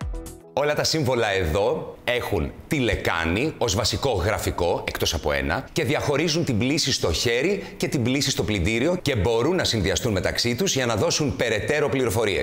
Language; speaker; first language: Greek; native; Greek